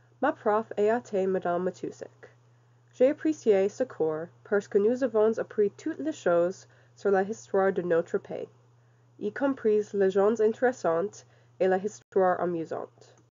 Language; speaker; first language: French; non-native, learner; English